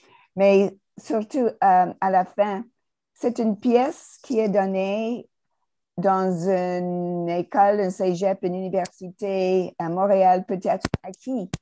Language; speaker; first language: French; non-native, fluent; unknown